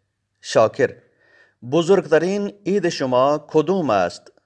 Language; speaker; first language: Persian; non-native, fluent; Urdu